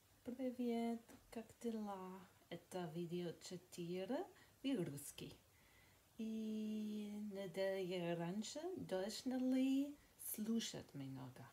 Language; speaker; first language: Russian; non-native, learner; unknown